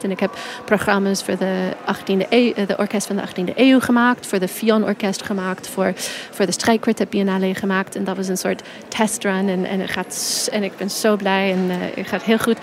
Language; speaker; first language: Dutch; non-native, fluent; English